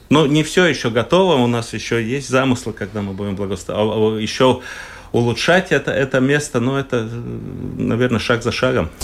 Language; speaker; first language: Russian; non-native, local second language; Latvian